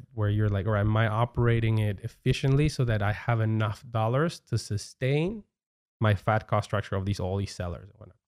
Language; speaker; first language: English; non-native, fluent; Spanish